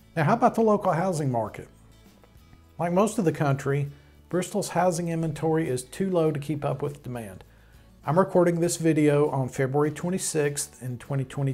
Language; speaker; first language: English; native; English